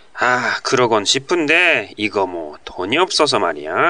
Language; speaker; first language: Korean; non-native, learner; Japanese